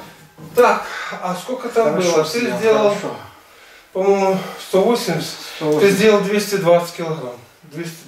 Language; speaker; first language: Russian; native; Russian